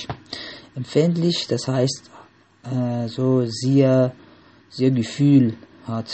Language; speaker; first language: German; non-native, learner; Arabic